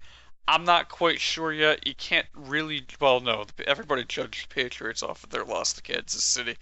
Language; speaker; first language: English; native; English